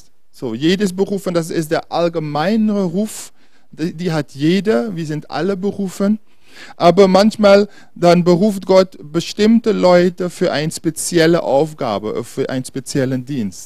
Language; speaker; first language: German; non-native, fluent; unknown